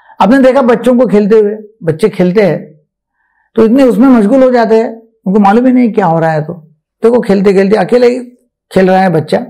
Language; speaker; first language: Hindi; non-native, local second language; Marathi